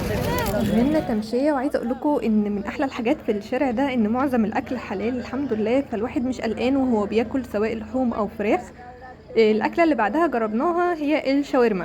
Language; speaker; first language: Arabic; native; Arabic